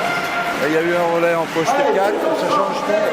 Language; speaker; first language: French; native; French